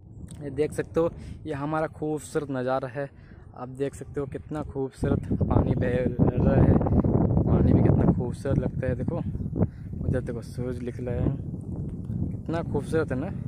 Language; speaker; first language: Hindi; non-native, local second language; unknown